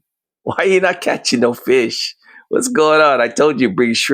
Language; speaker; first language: English; native; English